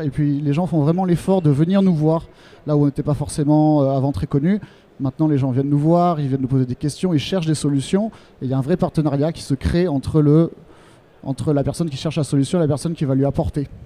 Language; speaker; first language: French; native; French